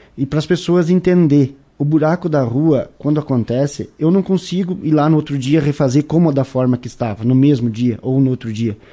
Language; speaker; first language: Portuguese; native; Portuguese